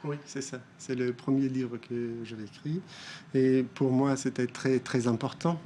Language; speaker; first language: French; non-native, fluent; Hebrew